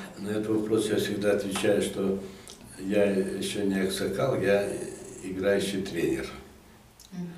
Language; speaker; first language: Russian; native; Russian